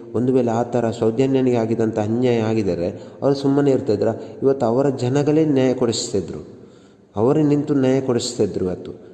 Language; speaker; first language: Kannada; native; Kannada